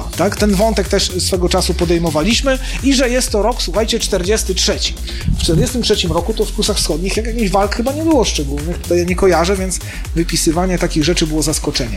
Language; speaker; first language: Polish; native; Polish